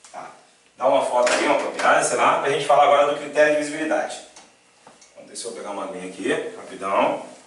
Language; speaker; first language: Portuguese; native; Portuguese